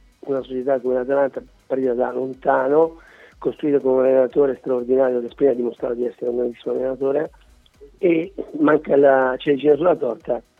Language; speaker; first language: Italian; native; Italian